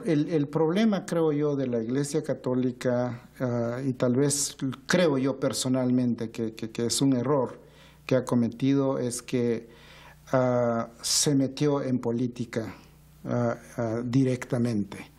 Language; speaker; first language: Spanish; native; Spanish